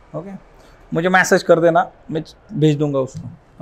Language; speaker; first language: Hindi; non-native, local second language; Marathi